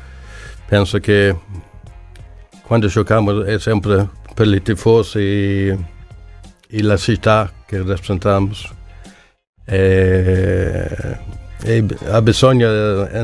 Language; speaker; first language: Italian; non-native, learner; Swedish